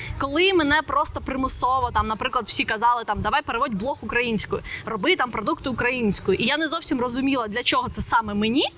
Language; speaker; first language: Ukrainian; non-native, local second language; Russian